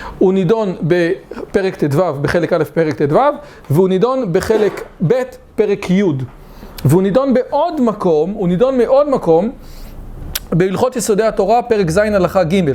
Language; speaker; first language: Hebrew; native; Hebrew